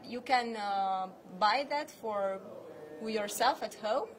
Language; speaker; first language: English; non-native, fluent; Romanian